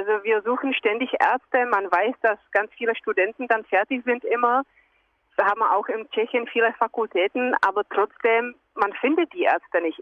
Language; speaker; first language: German; non-native, fluent; Czech